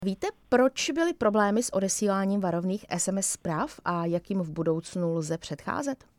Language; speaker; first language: Czech; native; Czech